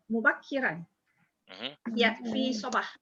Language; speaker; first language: Arabic; non-native, learner; Malay